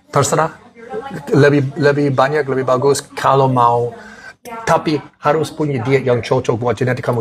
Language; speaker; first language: Indonesian; non-native, learner; English